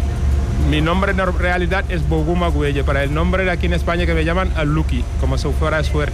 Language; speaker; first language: Spanish; non-native, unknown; Wolof